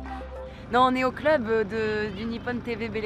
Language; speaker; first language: French; native; French